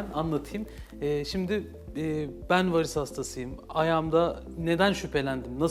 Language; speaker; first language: Turkish; native; Turkish